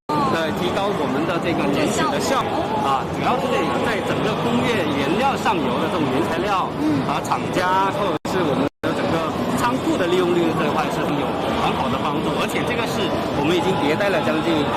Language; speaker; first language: Chinese; native; Chinese